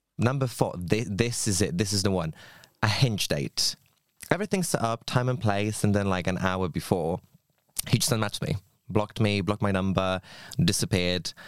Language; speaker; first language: English; non-native, fluent; Polish